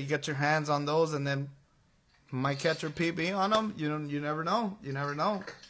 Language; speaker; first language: English; early bilingual, other home language; Spanish